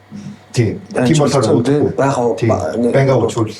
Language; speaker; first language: Mongolian; non-native, fluent; Korean